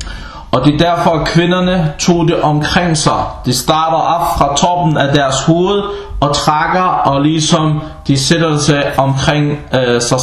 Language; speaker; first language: Danish; non-native, fluent; Arabic